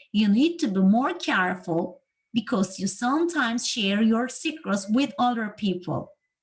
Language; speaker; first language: English; non-native, fluent; Turkish